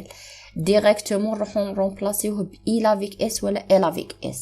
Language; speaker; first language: Arabic; native; Arabic